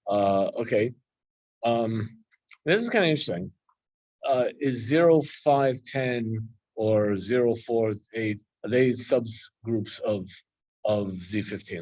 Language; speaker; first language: English; native; English